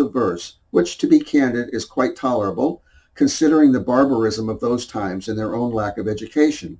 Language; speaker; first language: English; native; English